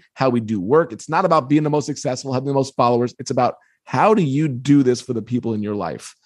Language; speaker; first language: English; native; English